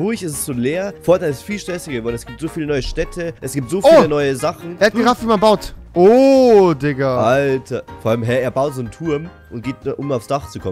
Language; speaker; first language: German; native; German